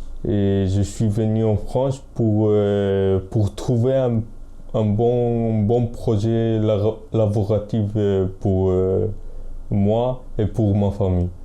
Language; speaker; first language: French; non-native, fluent; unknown